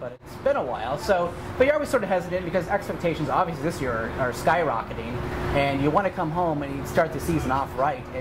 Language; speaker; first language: English; native; English